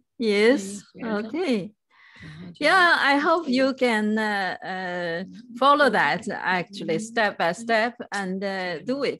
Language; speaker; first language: English; non-native, fluent; Chinese